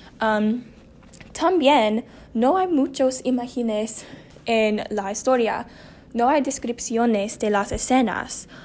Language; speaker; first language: Spanish; non-native, learner; English